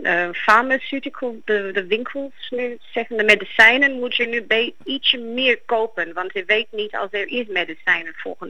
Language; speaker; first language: Dutch; non-native, fluent; Greek